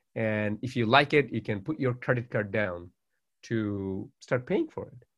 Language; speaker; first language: English; non-native, local second language; Bangla